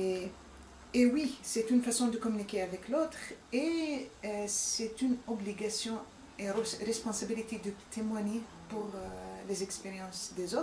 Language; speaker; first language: French; non-native, fluent; Arabic